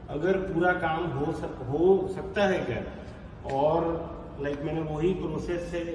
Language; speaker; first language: Hindi; non-native, local second language; Gujarati